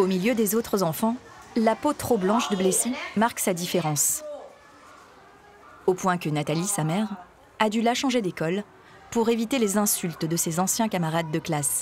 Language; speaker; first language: French; native; French